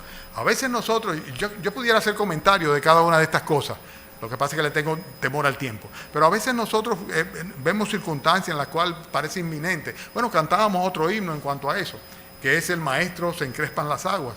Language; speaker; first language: Spanish; native; Spanish